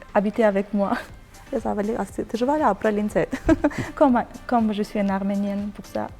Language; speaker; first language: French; non-native, learner; Armenian